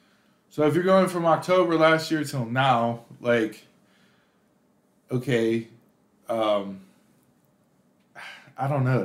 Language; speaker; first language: English; native; English